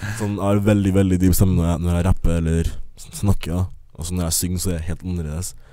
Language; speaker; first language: Norwegian; early bilingual, other home language; English